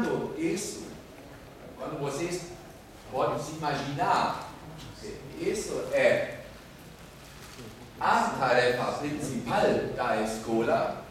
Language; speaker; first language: Portuguese; non-native, fluent; German